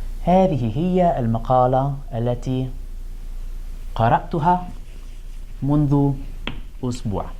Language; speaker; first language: Arabic; non-native, fluent; English